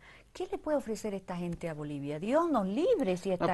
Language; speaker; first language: Spanish; native; Spanish